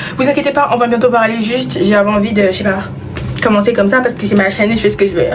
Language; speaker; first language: French; non-native, local second language; Lingala